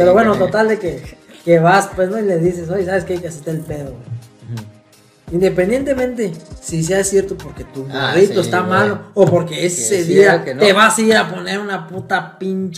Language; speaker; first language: Spanish; native; Spanish